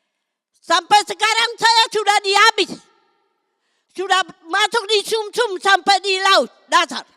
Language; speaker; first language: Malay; non-native, local second language; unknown